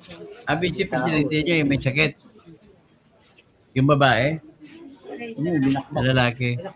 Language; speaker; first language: Filipino; native; Filipino